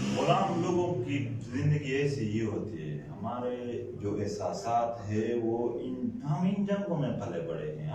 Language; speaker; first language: Urdu; non-native, local second language; Pashto